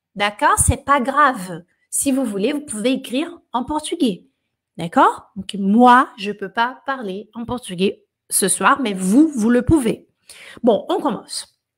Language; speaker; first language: French; non-native, fluent; Portuguese